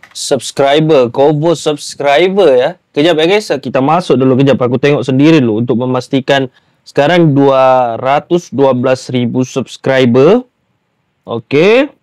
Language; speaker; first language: Malay; native; Malay